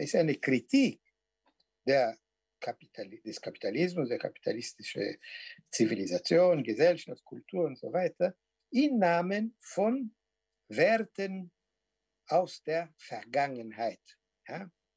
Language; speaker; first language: German; non-native, fluent; Portuguese